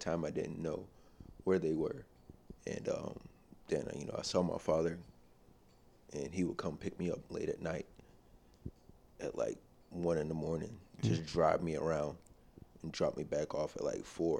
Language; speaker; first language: English; native; English